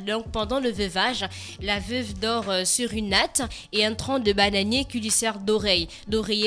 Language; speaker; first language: French; native; French